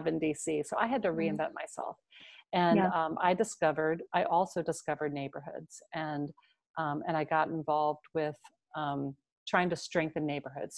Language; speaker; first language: English; native; English